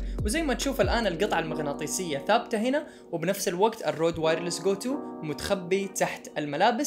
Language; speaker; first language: Arabic; native; Arabic